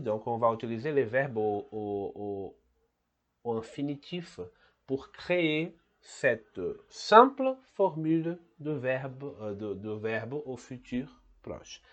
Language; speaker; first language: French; non-native, learner; Portuguese